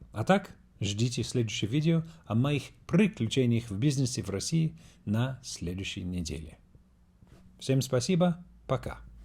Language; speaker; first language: Russian; non-native, fluent; English